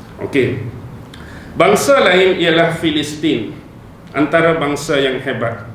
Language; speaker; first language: Malay; native; Malay